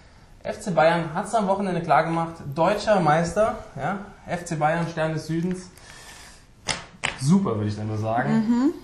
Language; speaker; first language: German; native; German